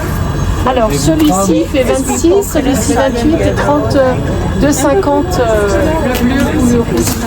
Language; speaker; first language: French; native; French